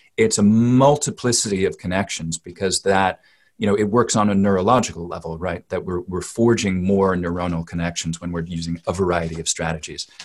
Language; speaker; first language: English; native; English